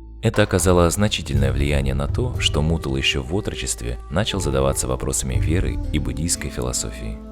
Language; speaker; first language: Russian; native; Russian